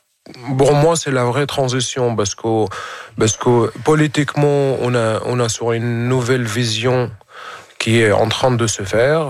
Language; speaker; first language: French; non-native, fluent; Arabic